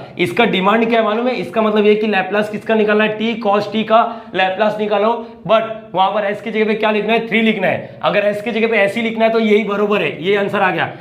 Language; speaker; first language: Hindi; non-native, local second language; Marathi